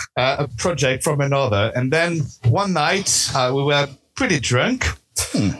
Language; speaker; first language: English; non-native, fluent; French